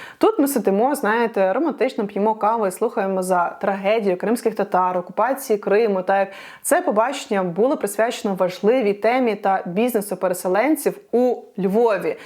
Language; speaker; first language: Ukrainian; non-native, local second language; Russian